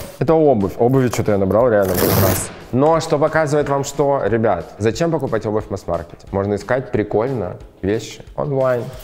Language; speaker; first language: Russian; native; Russian